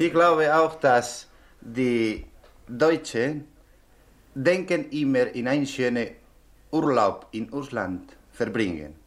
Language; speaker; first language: German; non-native, learner; Spanish